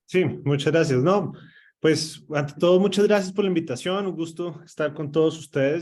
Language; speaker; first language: Spanish; native; Spanish